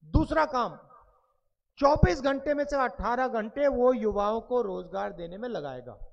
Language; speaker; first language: Hindi; native; Hindi